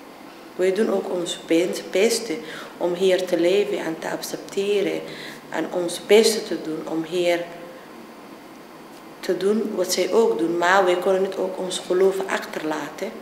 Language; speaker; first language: Dutch; non-native, fluent; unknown